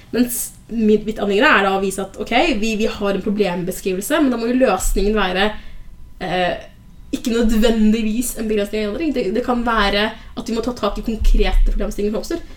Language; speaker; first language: Norwegian; early bilingual, other home language; Somali